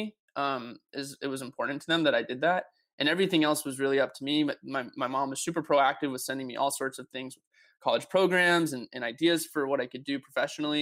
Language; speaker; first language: English; native; English